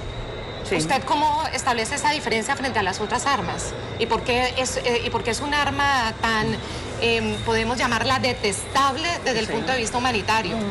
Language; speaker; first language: Spanish; native; Spanish